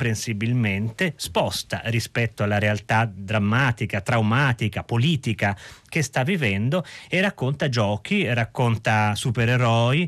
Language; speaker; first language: Italian; native; Italian